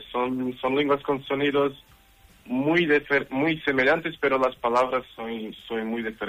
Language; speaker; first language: Spanish; non-native, learner; Portuguese